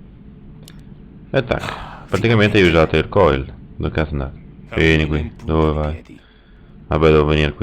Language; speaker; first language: Italian; native; Italian